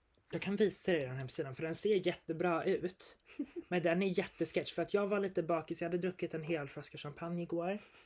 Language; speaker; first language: Swedish; native; Swedish